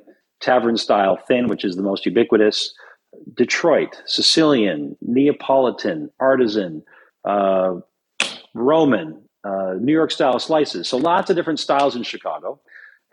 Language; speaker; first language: English; native; English